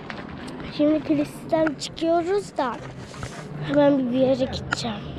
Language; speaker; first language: Turkish; early bilingual, heritage; Turkish